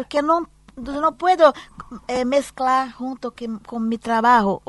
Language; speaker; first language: Spanish; non-native, learner; Portuguese